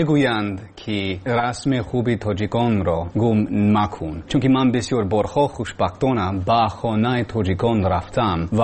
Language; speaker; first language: Persian; non-native, learner; English